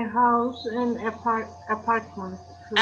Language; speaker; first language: English; non-native, learner; Turkish